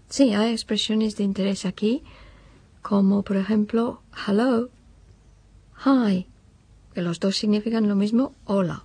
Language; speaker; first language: Spanish; non-native, fluent; English